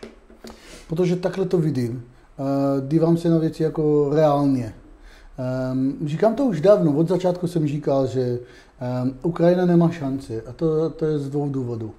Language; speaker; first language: Czech; non-native, fluent; Hebrew